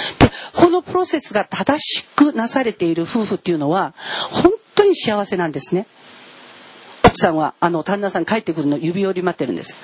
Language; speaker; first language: Japanese; non-native, fluent; Korean